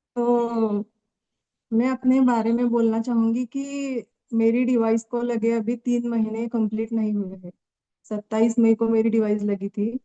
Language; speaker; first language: Hindi; non-native, local second language; Marathi